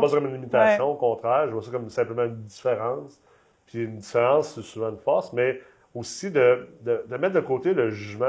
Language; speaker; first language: French; native; French